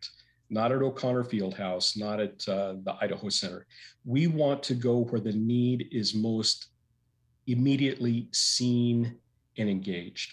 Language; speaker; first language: English; native; English